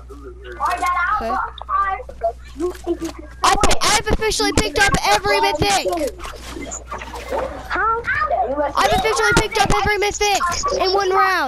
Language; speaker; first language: English; native; English